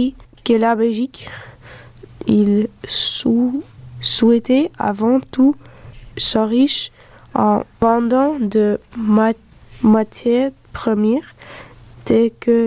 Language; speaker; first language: French; early bilingual, other home language; Dutch